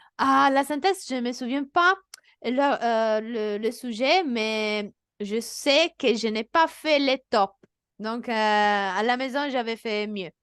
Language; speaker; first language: French; non-native, fluent; Italian